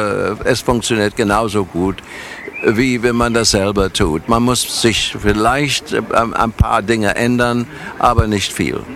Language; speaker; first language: German; non-native, fluent; English